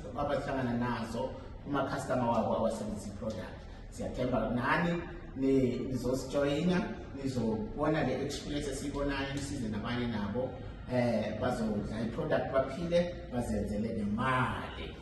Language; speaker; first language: Zulu; non-native, local second language; Northern Sotho